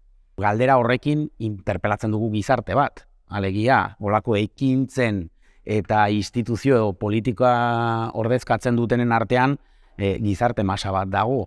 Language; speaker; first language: Basque; native; Basque